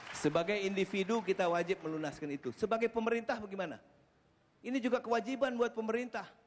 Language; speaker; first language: Indonesian; native; Indonesian